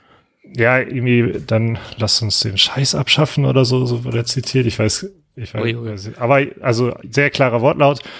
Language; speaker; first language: German; native; German